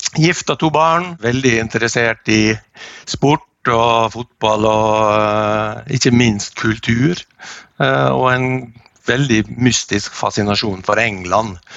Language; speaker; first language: Norwegian; native; Norwegian